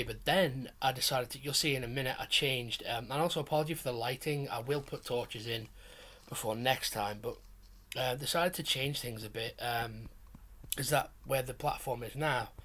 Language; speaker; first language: English; native; English